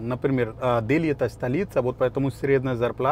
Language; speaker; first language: Russian; non-native, fluent; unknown